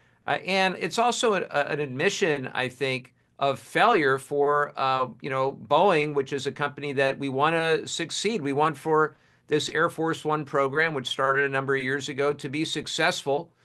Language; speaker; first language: English; native; English